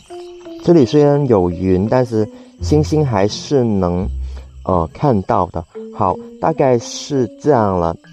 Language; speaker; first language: Chinese; non-native, local second language; Cantonese